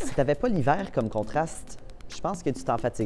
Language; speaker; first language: French; native; French